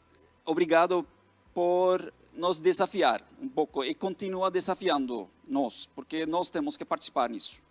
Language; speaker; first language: Portuguese; non-native, fluent; Norwegian